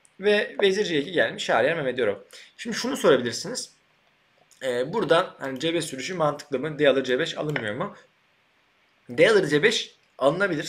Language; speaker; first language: Turkish; native; Turkish